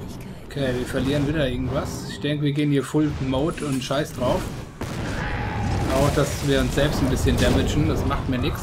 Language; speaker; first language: German; native; German